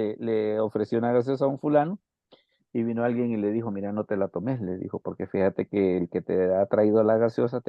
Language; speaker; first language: Spanish; native; Spanish